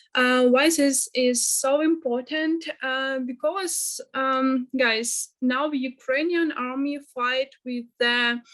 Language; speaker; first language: English; non-native, fluent; Ukrainian